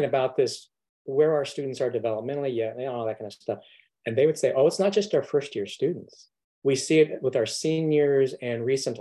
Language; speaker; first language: English; native; English